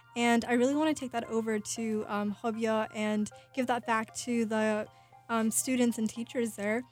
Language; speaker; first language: English; native; English